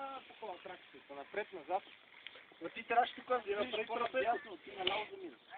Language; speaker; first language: Bulgarian; native; Bulgarian